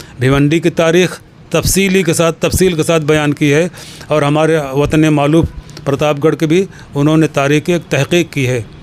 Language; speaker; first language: Urdu; native; Urdu